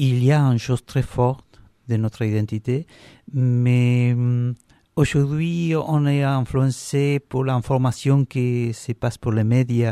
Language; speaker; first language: French; non-native, learner; Spanish